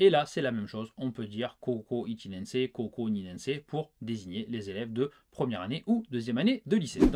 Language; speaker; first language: French; native; French